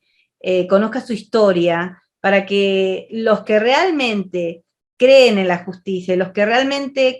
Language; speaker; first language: Spanish; native; Spanish